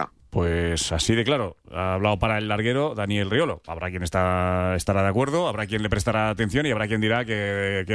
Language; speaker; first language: Spanish; native; Spanish